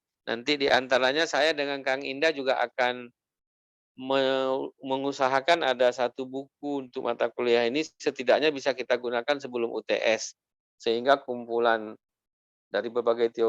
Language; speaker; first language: Indonesian; native; Indonesian